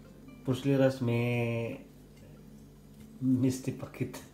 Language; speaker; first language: Russian; non-native, learner; Filipino